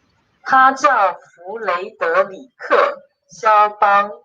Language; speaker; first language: Chinese; non-native, learner; Polish